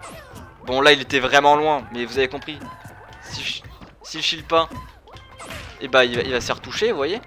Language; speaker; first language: French; native; French